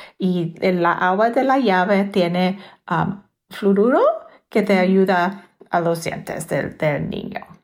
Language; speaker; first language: Spanish; early bilingual, heritage; Spanish